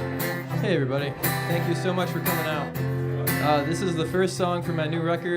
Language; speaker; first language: English; native; English